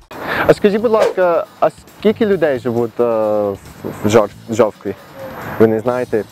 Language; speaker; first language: Ukrainian; early bilingual, heritage; Ukrainian